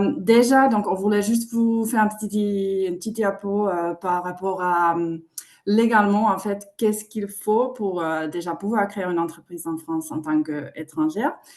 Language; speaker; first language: French; non-native, fluent; Finnish